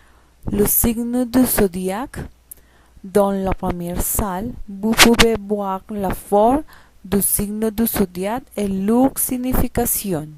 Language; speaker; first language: French; non-native, learner; Spanish